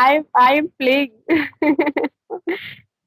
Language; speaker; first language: English; non-native, learner; Hindi